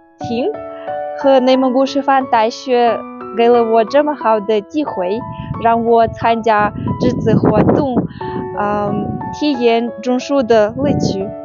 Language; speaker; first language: Chinese; non-native, learner; Russian